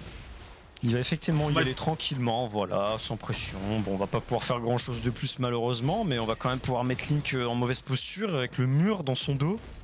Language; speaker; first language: French; native; French